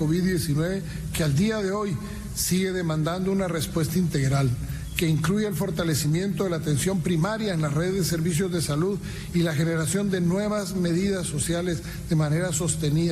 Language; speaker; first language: Spanish; native; Spanish